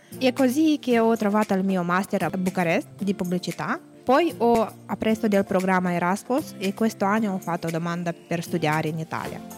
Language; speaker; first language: Italian; non-native, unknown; Romanian